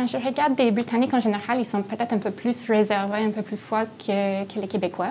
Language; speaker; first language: French; non-native, fluent; English